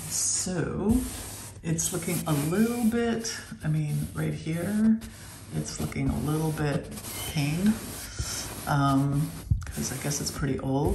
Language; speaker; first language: English; native; English